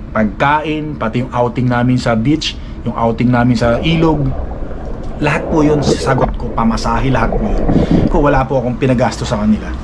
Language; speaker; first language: Filipino; native; Filipino